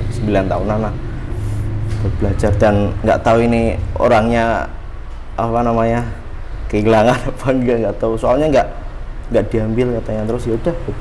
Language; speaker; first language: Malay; non-native, local second language; Javanese